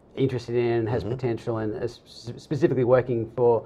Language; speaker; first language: English; native; English